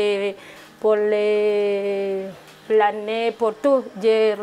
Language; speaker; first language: French; non-native, learner; Spanish